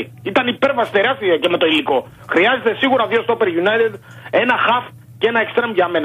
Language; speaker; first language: Greek; native; Greek